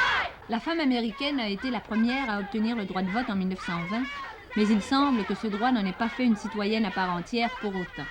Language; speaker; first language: French; native; French